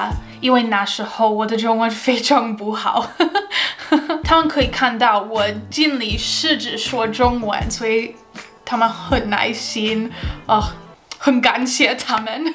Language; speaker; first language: Chinese; non-native, fluent; English